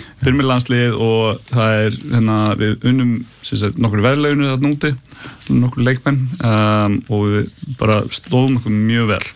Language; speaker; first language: Icelandic; early bilingual, heritage; Icelandic